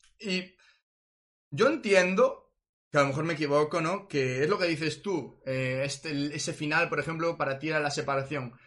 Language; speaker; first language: Spanish; native; Spanish